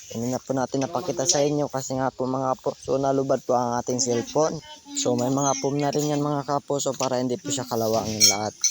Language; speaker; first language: Filipino; non-native, local second language; Cebuano